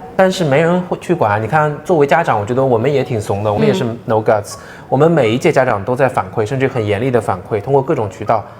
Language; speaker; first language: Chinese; native; Chinese